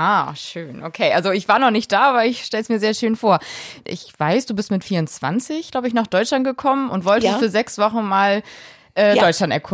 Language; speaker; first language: German; native; German